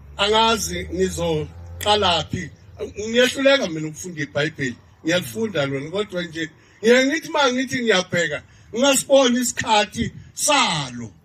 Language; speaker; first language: Zulu; native; Zulu